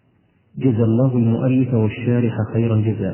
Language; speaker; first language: Arabic; native; Arabic